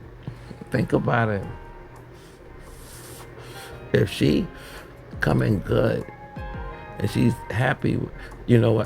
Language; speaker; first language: English; native; English